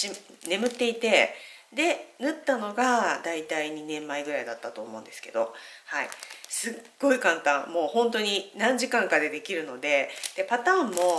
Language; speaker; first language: Japanese; native; Japanese